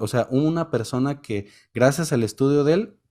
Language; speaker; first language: Spanish; native; Spanish